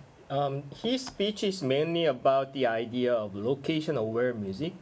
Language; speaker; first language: English; non-native, fluent; Korean